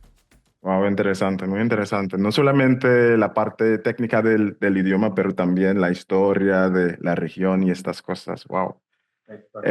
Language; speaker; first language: Spanish; non-native, fluent; English